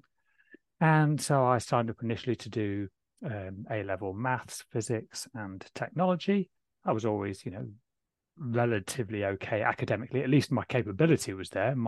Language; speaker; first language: English; native; English